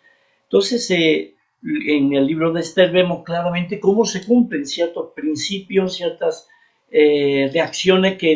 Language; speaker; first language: Spanish; native; Spanish